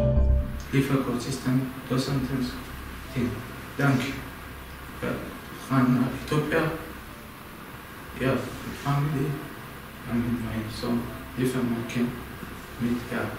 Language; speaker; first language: Dutch; non-native, learner; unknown